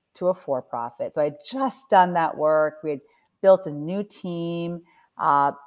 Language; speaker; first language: English; native; English